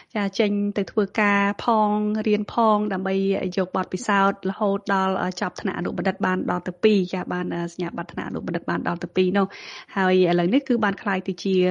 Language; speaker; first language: Khmer; native; Khmer